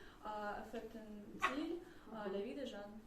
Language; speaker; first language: French; non-native, learner; Russian